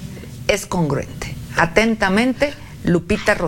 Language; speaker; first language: Spanish; native; Spanish